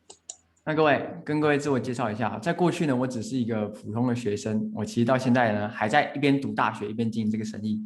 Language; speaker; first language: Chinese; native; Chinese